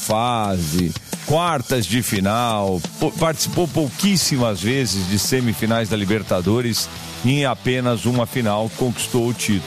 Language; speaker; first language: Portuguese; native; Portuguese